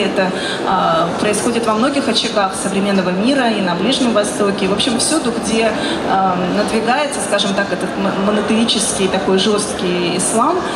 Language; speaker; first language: Russian; native; Russian